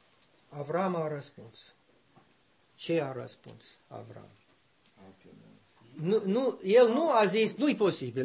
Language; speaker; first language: Romanian; non-native, learner; English